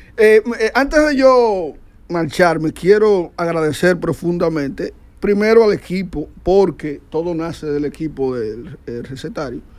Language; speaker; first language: Spanish; native; Spanish